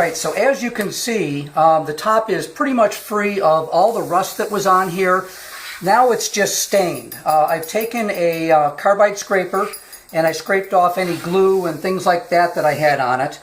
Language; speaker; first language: English; native; English